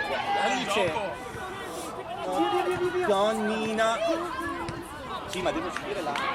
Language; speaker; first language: Italian; native; Italian